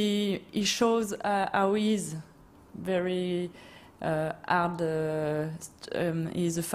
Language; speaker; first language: English; non-native, learner; French